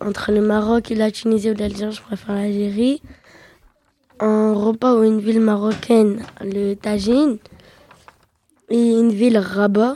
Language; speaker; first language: French; early bilingual, other home language; Arabic